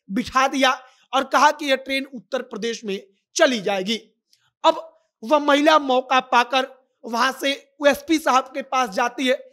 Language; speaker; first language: Hindi; native; Hindi